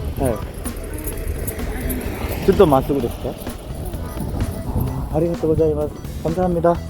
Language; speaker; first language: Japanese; non-native, learner; Korean